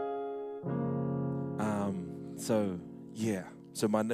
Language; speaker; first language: English; native; English